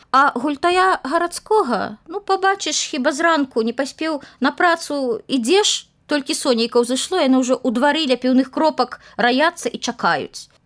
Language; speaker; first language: Belarusian; native; Belarusian